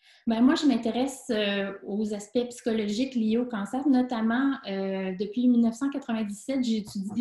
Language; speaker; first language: French; native; French